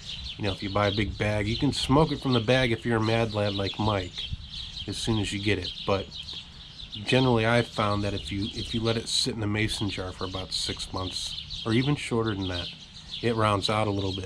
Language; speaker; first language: English; native; English